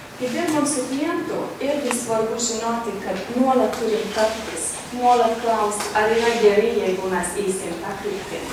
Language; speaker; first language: Lithuanian; non-native, fluent; Hungarian